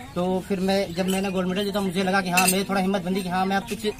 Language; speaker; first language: Hindi; native; Hindi